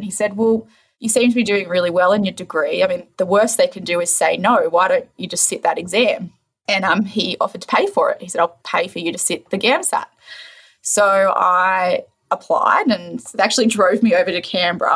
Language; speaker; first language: English; native; English